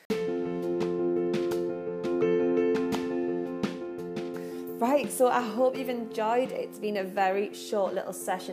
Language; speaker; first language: English; native; English